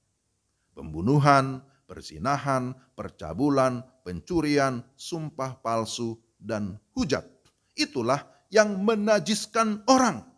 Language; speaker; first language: Indonesian; native; Indonesian